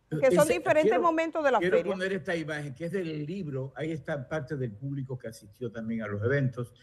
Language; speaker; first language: Spanish; native; Spanish